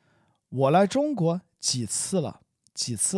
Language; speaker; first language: Chinese; non-native, learner; English